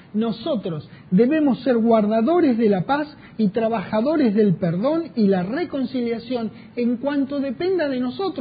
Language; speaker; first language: Spanish; native; Spanish